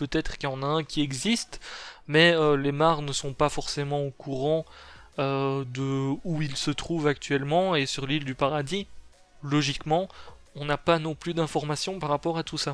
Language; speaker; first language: French; native; French